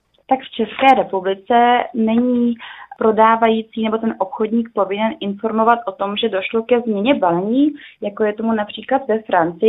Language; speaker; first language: Czech; native; Czech